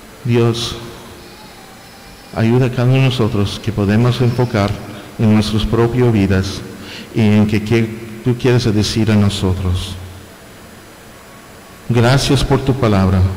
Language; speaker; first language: Spanish; non-native, fluent; English